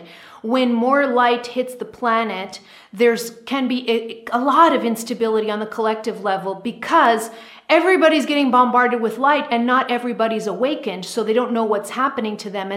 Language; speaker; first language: English; native; English